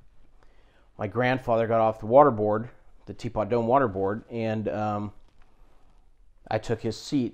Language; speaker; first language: English; native; English